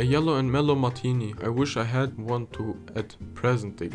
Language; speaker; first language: English; non-native, learner; German